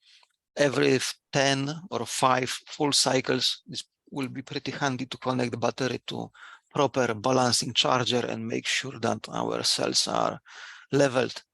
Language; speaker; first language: English; non-native, fluent; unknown